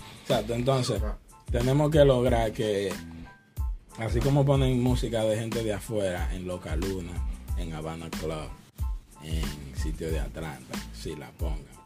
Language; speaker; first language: Spanish; native; Spanish